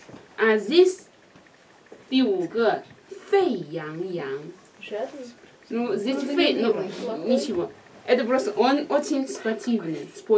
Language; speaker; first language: Russian; non-native, learner; Chinese